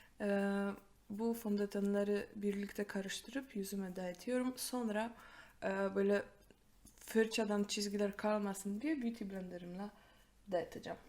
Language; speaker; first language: Turkish; non-native, fluent; Polish